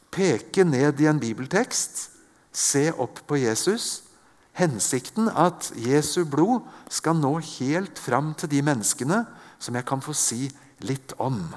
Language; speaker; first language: Norwegian; native; Norwegian